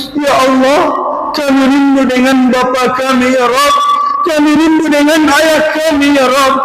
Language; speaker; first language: Malay; non-native, local second language; Buginese